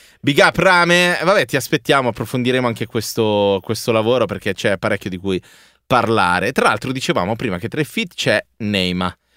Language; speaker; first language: Italian; native; Italian